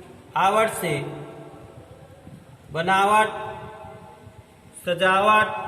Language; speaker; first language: Hindi; native; Hindi